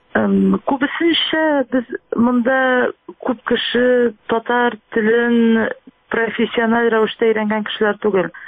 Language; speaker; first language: Tatar; native; Tatar